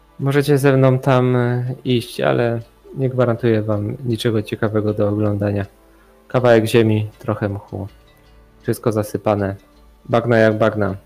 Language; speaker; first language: Polish; native; Polish